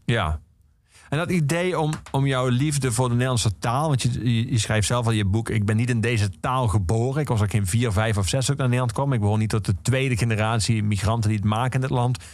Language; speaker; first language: Dutch; native; Dutch